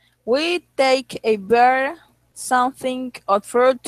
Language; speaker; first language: English; non-native, learner; Spanish